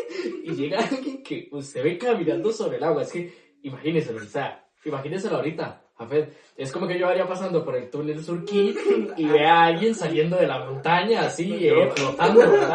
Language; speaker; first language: Spanish; native; Spanish